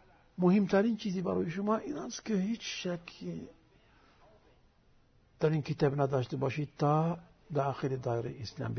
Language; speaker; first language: Persian; non-native, fluent; Arabic